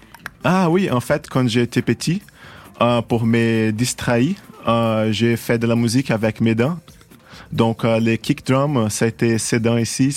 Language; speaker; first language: French; non-native, fluent; Portuguese